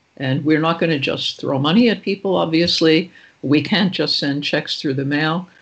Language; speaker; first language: English; native; English